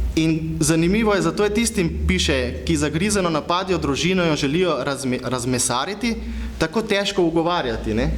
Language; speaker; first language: Slovenian; native; Slovenian